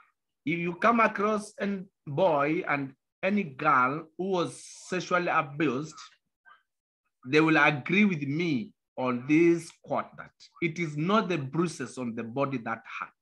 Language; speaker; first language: English; non-native, local second language; Kamba